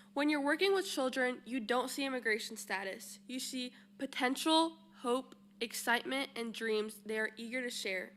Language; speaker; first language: English; early bilingual, other home language; Spanish